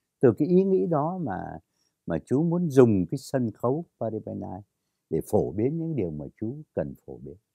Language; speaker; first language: Vietnamese; native; Vietnamese